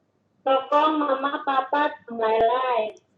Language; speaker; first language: Chinese; non-native, learner; Indonesian